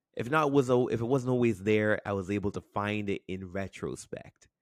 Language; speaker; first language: English; native; English